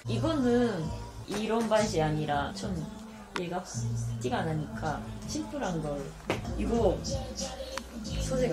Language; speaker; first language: Korean; non-native, fluent; Japanese